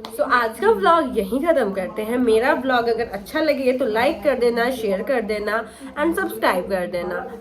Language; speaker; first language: Hindi; non-native, local second language; Bangla